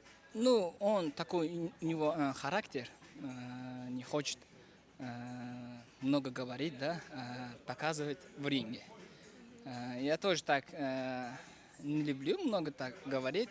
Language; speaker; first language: Russian; non-native, fluent; Uzbek